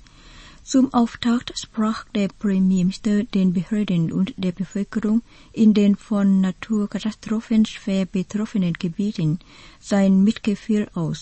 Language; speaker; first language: German; non-native, fluent; Vietnamese